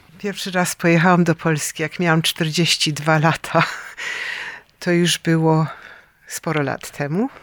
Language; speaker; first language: Polish; early bilingual, heritage; Polish